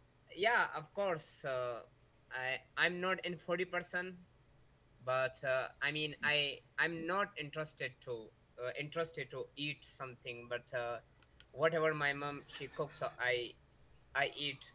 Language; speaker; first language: English; non-native, learner; Pashto